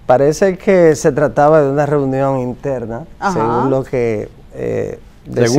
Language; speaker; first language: Spanish; native; Spanish